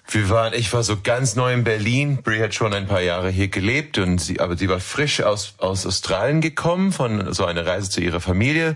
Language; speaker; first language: German; non-native, learner; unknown